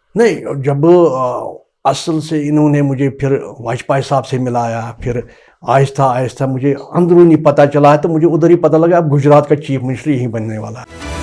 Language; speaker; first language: Urdu; non-native, local second language; Kashmiri